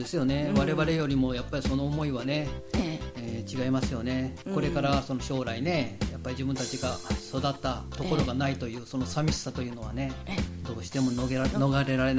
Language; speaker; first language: Japanese; native; Japanese